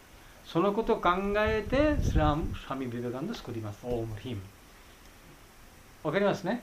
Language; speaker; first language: Japanese; non-native, fluent; Bangla